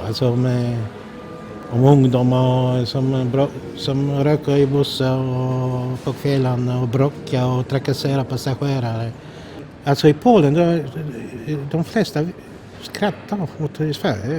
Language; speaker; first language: Swedish; non-native, fluent; Polish